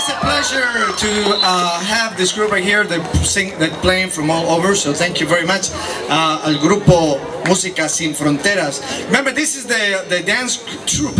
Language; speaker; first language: English; non-native, fluent; Spanish